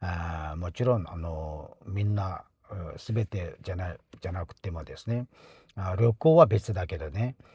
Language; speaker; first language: Japanese; non-native, fluent; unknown